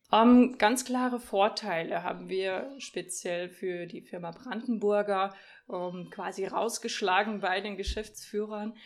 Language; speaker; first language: German; early bilingual, other home language; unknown